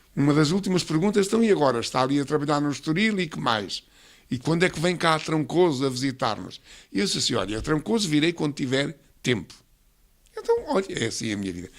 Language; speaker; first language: Portuguese; native; Portuguese